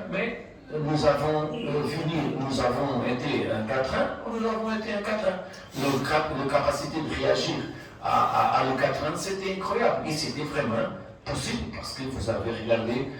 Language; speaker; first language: French; non-native, fluent; Portuguese